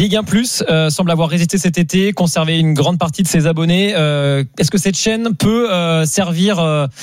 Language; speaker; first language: French; native; French